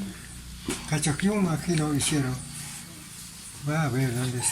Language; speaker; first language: Spanish; non-native, local second language; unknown